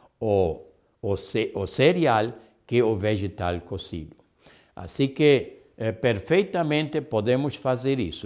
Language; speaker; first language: Portuguese; non-native, fluent; Spanish